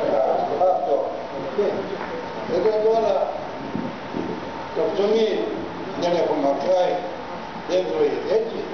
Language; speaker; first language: Greek; early bilingual, other home language; Turkish